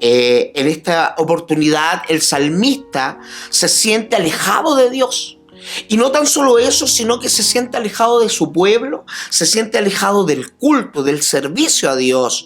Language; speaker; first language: Spanish; native; Spanish